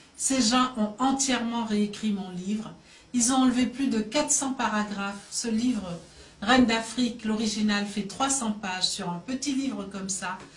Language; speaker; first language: French; native; French